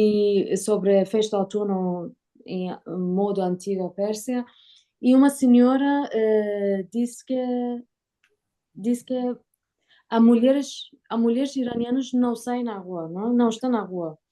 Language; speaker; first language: Portuguese; non-native, learner; Persian